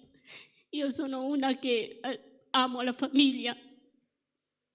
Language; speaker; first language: Italian; non-native, fluent; Morisyen